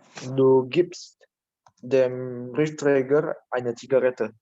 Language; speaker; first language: German; non-native, learner; Indonesian